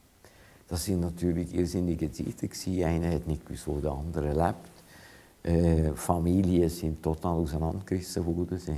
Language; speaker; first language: German; non-native, fluent; Hungarian